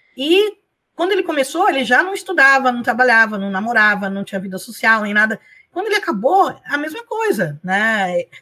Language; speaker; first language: Portuguese; early bilingual, other home language; Spanish